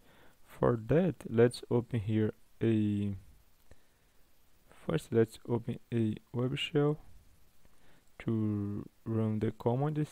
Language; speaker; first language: English; non-native, fluent; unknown